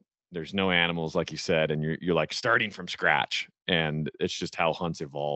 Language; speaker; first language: English; native; English